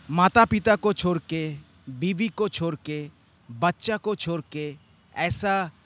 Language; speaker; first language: Hindi; non-native, local second language; Bangla